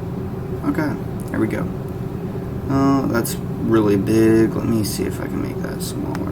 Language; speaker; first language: English; native; English